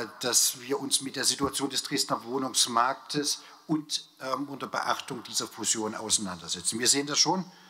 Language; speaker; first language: German; native; German